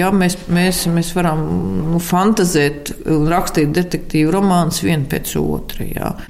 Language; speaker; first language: Latvian; native; Latvian